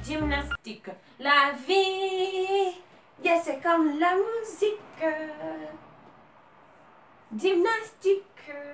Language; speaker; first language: French; non-native, learner; Portuguese